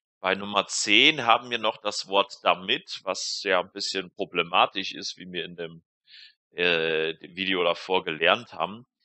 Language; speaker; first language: German; native; German